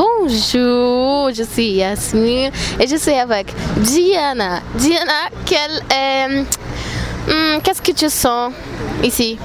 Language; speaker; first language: French; non-native, learner; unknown